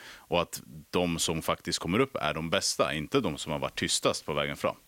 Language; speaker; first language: Swedish; native; Swedish